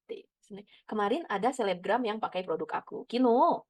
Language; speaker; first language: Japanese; non-native, fluent; Indonesian